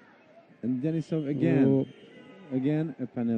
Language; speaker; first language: English; non-native, learner; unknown